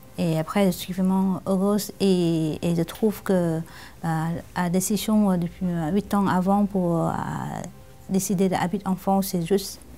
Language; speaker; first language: French; non-native, learner; Vietnamese